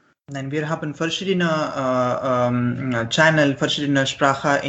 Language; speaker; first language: German; non-native, learner; Marathi